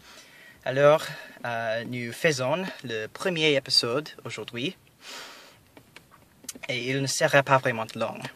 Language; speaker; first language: French; non-native, learner; English